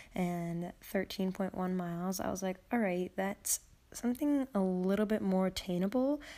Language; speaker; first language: English; native; English